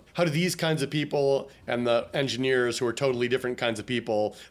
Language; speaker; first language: English; native; English